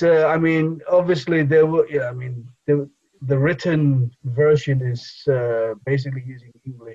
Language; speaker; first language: English; non-native, local second language; Bangla